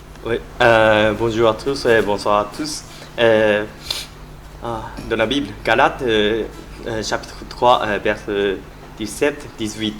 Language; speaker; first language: French; non-native, learner; Japanese